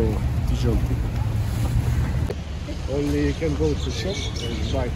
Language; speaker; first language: English; non-native, learner; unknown